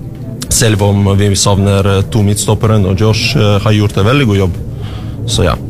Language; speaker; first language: Norwegian; non-native, learner; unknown